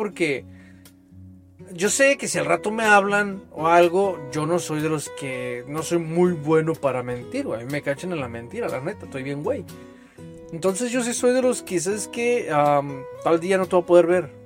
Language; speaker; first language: Spanish; native; Spanish